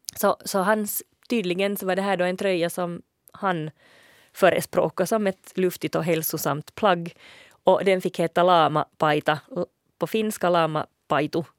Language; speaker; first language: Swedish; native; Swedish